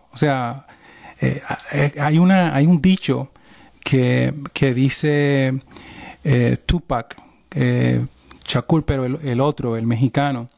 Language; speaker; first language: Spanish; native; Spanish